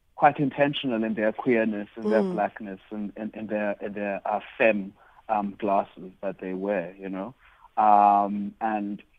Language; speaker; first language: English; non-native, local second language; Xhosa